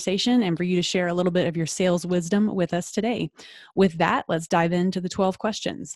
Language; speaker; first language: English; native; English